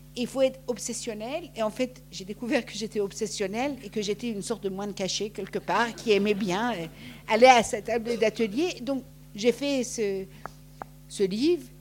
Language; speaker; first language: French; non-native, fluent; Persian